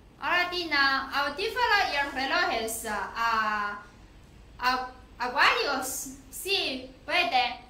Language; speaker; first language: Spanish; non-native, learner; Chinese